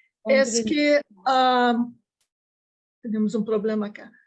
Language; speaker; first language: Spanish; non-native, learner; Portuguese